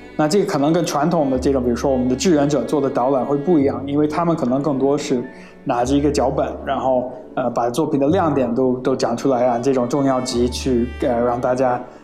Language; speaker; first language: Chinese; non-native, fluent; English